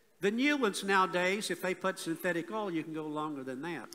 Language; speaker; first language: English; native; English